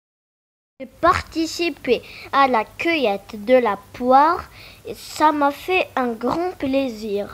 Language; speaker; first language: French; non-native, local second language; Arabic